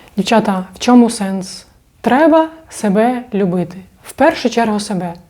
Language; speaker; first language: Ukrainian; non-native, local second language; Russian